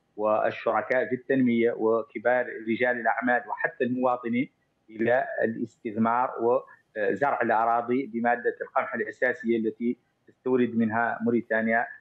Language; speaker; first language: Arabic; native; Arabic